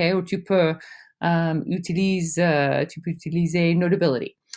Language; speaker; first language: French; non-native, fluent; English